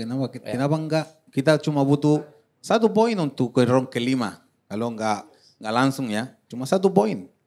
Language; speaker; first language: Indonesian; non-native, fluent; Spanish